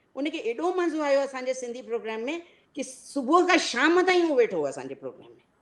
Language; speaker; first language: Sindhi; native; Sindhi